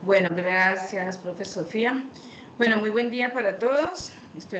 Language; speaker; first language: Spanish; native; Spanish